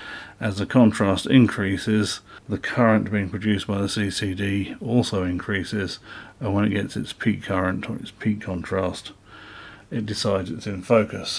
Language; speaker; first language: English; native; English